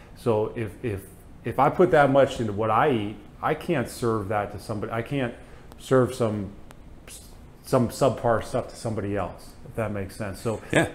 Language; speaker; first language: English; native; English